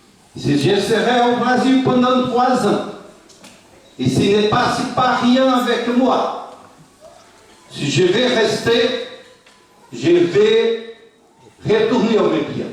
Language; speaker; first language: French; non-native, fluent; Portuguese